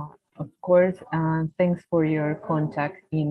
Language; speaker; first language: English; non-native, fluent; Spanish